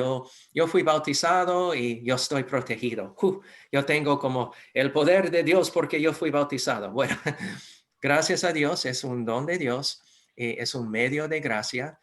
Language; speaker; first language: Spanish; non-native, fluent; English